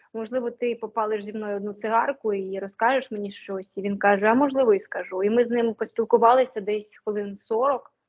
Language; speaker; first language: Ukrainian; non-native, local second language; Russian